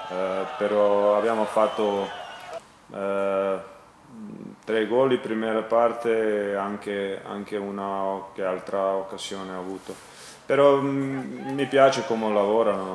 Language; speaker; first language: Italian; non-native, learner; Croatian